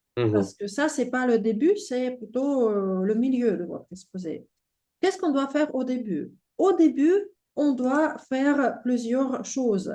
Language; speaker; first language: French; non-native, fluent; Russian